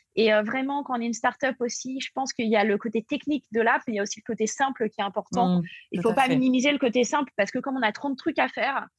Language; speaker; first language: French; native; French